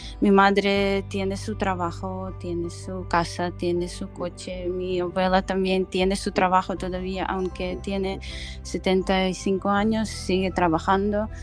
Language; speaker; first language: Spanish; non-native, fluent; Ukrainian